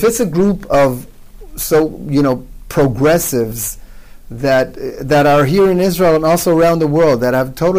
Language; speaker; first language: English; non-native, fluent; Hebrew